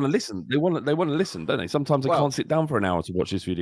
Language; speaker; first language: English; native; English